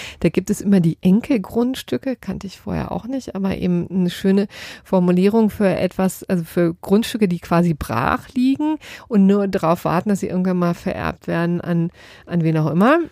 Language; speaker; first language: German; native; German